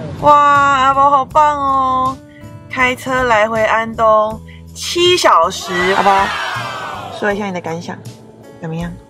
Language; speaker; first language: Chinese; native; Chinese